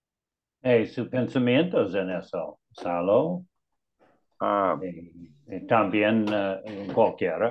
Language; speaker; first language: Spanish; non-native, learner; English